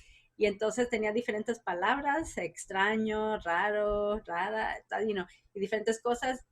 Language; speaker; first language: Spanish; early bilingual, heritage; Spanish